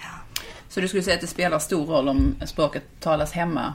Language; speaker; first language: Swedish; native; Swedish